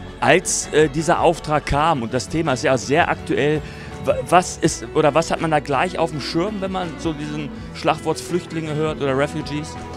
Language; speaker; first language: German; native; German